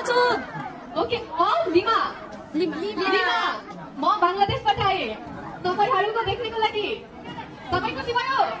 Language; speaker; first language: Nepali; non-native, learner; Bangla